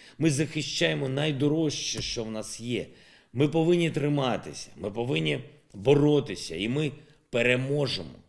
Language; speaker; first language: Ukrainian; non-native, local second language; Russian